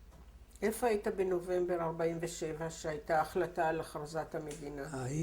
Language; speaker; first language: Hebrew; native; Hebrew